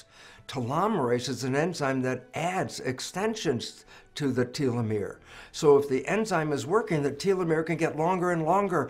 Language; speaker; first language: English; native; English